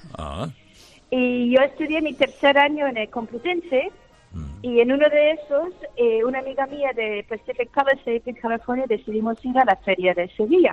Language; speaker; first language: Spanish; early bilingual, heritage; Spanish